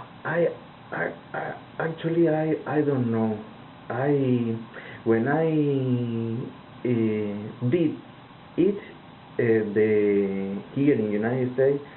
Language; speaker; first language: English; non-native, learner; Spanish